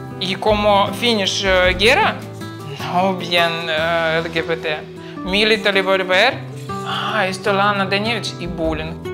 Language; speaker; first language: Spanish; non-native, learner; Ukrainian